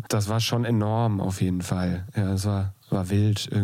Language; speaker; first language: German; native; German